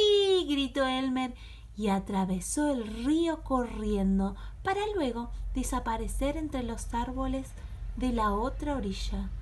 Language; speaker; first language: Spanish; native; Spanish